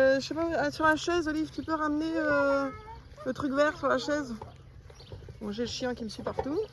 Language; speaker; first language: French; native; French